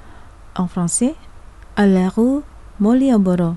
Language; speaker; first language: French; non-native, fluent; Indonesian